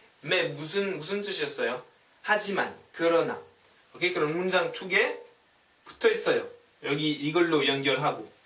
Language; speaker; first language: Korean; non-native, fluent; French